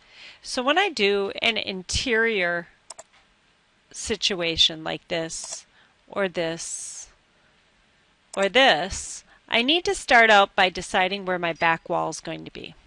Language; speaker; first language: English; native; English